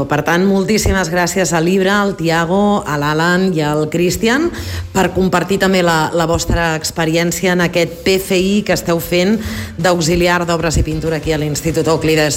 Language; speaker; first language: Catalan; native; Catalan